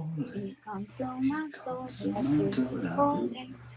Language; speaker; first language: Spanish; non-native, learner; English